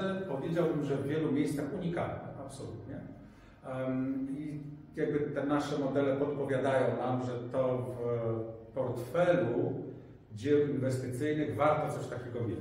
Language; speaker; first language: Polish; native; Polish